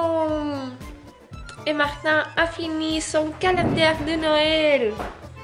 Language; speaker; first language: French; non-native, learner; Spanish